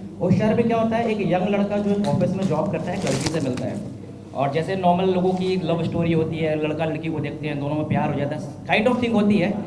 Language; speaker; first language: Hindi; native; Hindi